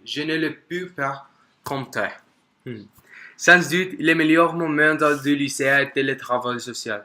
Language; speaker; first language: French; non-native, learner; Spanish